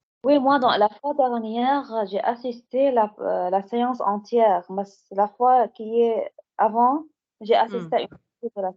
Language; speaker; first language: French; non-native, learner; Arabic